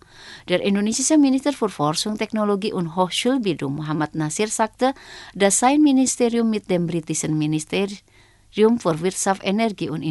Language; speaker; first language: German; non-native, fluent; Indonesian